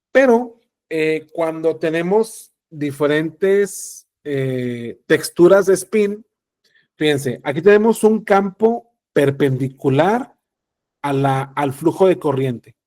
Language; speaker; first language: Spanish; native; Spanish